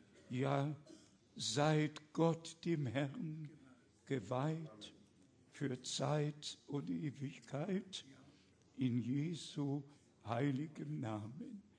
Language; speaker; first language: German; native; German